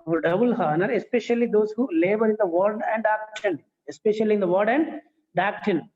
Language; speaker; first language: English; non-native, local second language; Telugu